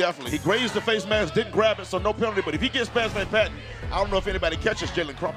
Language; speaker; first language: English; native; English